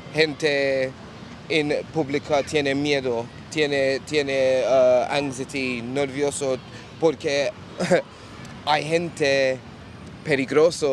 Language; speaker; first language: Spanish; non-native, learner; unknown